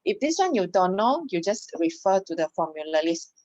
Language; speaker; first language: English; non-native, local second language; Malay